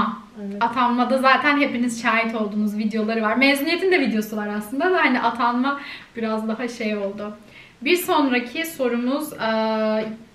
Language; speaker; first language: Turkish; native; Turkish